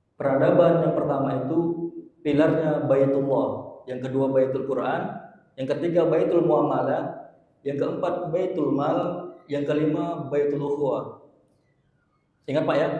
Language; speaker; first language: Indonesian; native; Indonesian